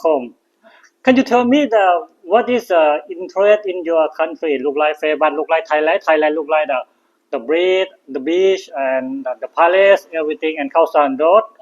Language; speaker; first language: English; non-native, learner; Thai